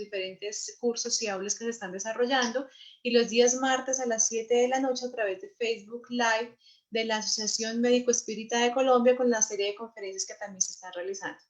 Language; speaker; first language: Spanish; native; Spanish